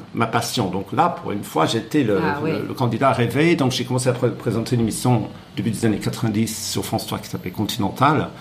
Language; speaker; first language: French; non-native, fluent; English